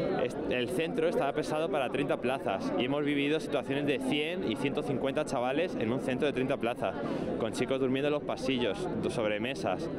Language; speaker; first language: Spanish; native; Spanish